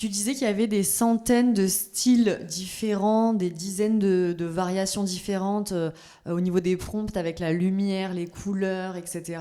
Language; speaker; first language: French; native; French